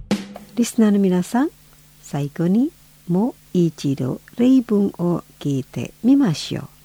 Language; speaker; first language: Japanese; non-native, fluent; Indonesian